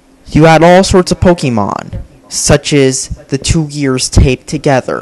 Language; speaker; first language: English; native; English